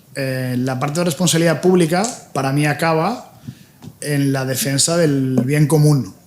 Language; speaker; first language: Spanish; non-native, local second language; Catalan